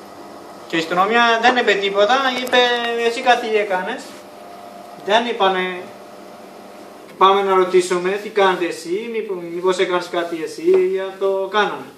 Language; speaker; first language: Greek; non-native, learner; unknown